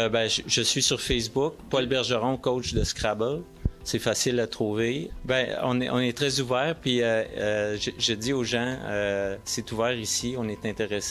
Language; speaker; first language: French; native; French